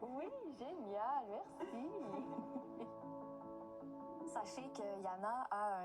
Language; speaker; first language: French; native; French